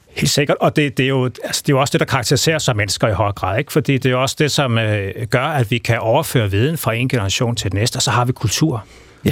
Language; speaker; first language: Danish; native; Danish